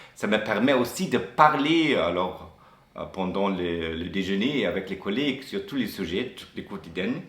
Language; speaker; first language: French; non-native, fluent; German